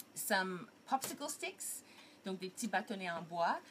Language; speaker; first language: French; early bilingual, heritage; French